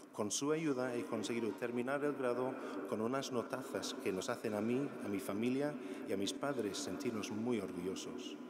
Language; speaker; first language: Spanish; non-native, fluent; English